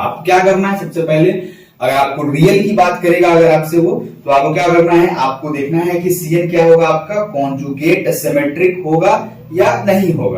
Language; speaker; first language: Hindi; native; Hindi